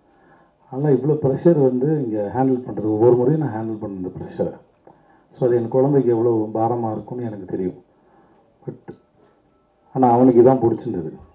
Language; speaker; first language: Tamil; native; Tamil